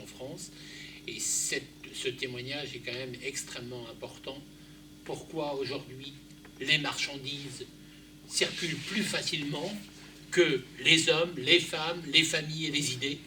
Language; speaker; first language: French; native; French